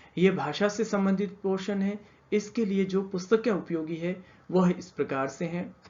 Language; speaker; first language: Hindi; native; Hindi